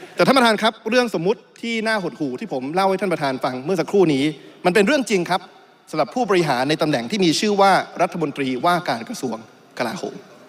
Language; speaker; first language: Thai; native; Thai